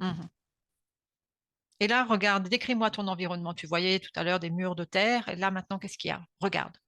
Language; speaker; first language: French; native; French